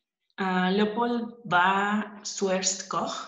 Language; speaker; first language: German; non-native, learner; Spanish